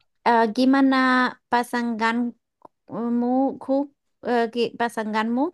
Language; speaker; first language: Indonesian; non-native, learner; English